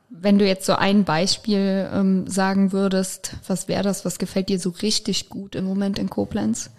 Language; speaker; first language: German; native; German